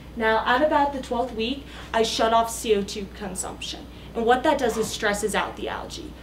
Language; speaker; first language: English; native; English